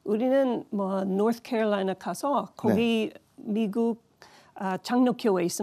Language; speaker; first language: Korean; non-native, learner; English